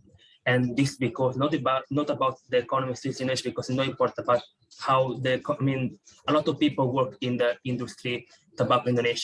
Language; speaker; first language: English; non-native, fluent; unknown